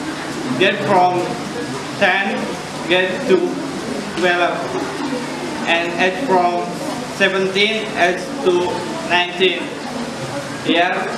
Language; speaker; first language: English; non-native, learner; Indonesian